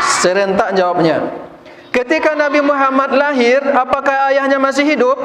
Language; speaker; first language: Malay; non-native, local second language; Minangkabau